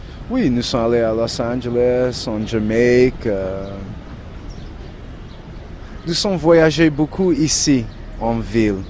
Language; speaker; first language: French; non-native, learner; English